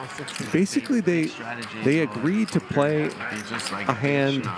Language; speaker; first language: English; native; English